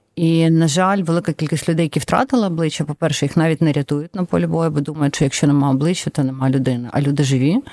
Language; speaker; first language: Ukrainian; non-native, local second language; Russian